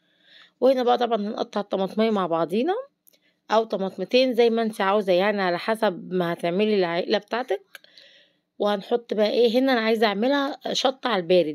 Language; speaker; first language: Arabic; native; Arabic